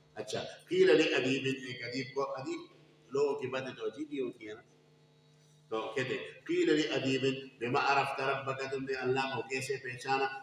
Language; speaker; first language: Urdu; non-native, local second language; Pashto